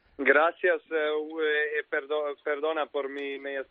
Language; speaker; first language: Spanish; non-native, learner; Serbian